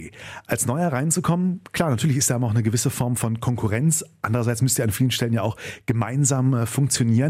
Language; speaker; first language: German; native; German